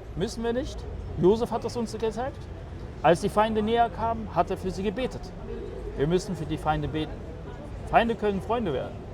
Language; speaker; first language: German; early bilingual, other home language; Polish